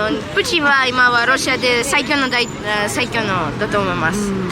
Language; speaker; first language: Japanese; non-native, learner; Russian